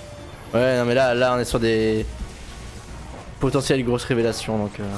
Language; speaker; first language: French; native; French